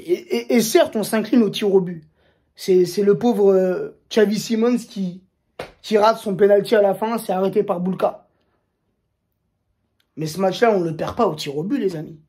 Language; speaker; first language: French; native; French